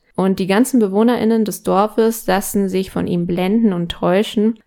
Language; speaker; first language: German; non-native, fluent; Spanish